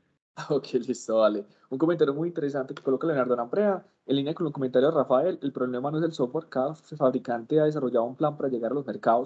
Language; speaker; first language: Spanish; native; Spanish